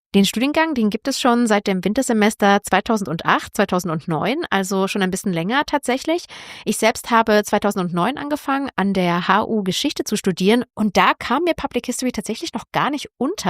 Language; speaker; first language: German; native; German